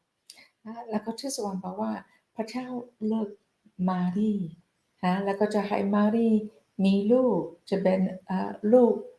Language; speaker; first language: Thai; non-native, fluent; English